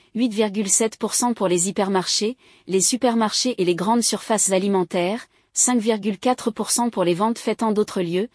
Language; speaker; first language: French; native; French